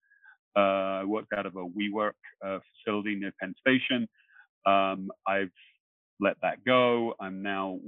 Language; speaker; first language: English; native; English